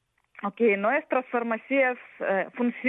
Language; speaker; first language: Spanish; non-native, learner; Ukrainian